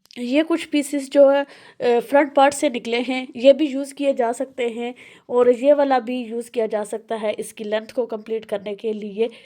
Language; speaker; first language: Urdu; non-native, local second language; Punjabi